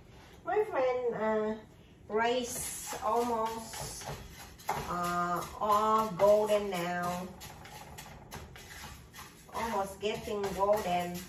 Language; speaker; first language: English; non-native, learner; Vietnamese